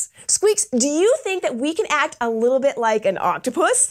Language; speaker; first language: English; native; English